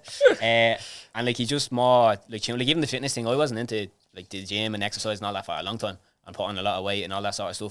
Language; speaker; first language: English; native; English